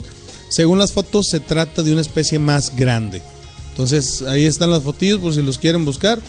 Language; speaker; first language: Spanish; native; Spanish